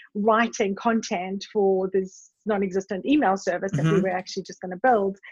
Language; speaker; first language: English; native; English